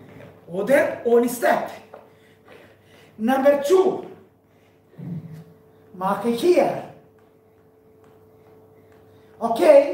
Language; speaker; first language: German; non-native, learner; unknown